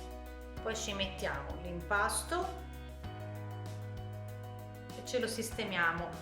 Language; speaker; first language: Italian; native; Italian